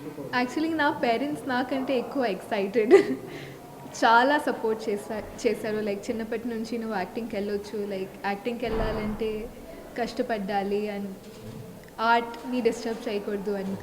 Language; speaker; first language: Telugu; non-native, local second language; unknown